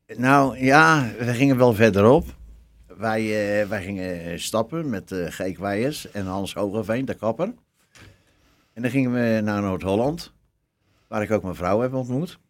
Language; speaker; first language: Dutch; native; Dutch